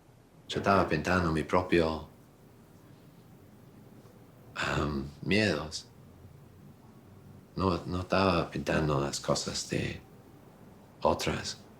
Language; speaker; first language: Spanish; non-native, fluent; English